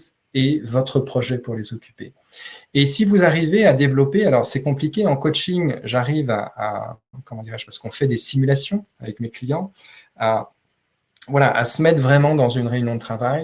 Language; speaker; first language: French; native; French